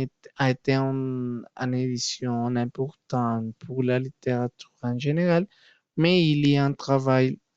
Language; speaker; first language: French; non-native, learner; Spanish